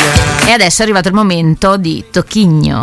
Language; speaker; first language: Italian; native; Italian